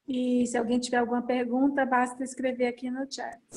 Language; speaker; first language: Portuguese; native; Portuguese